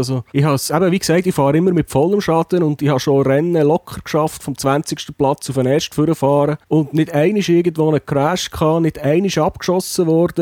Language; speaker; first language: German; native; German